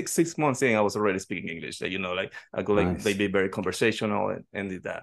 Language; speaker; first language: English; non-native, fluent; Spanish